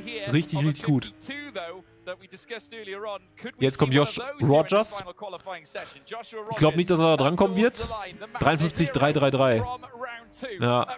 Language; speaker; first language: German; native; German